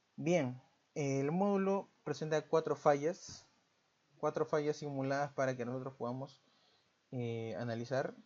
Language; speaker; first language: Spanish; native; Spanish